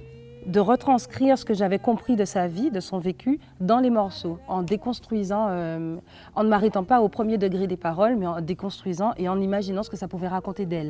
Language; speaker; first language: French; native; French